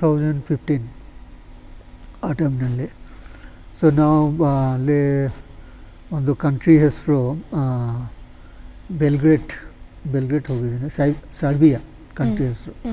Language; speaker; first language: Kannada; non-native, learner; Bangla